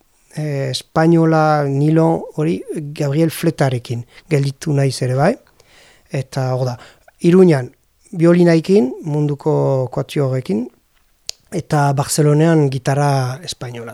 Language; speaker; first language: Basque; non-native, learner; French